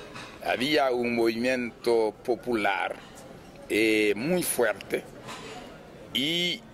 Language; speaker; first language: Spanish; non-native, fluent; Haitian Creole